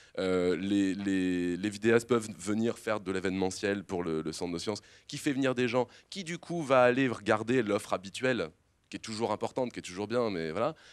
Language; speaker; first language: French; native; French